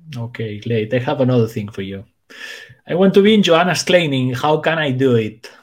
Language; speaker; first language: English; non-native, fluent; Spanish